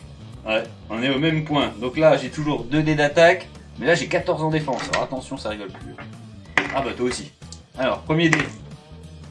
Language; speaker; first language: French; native; French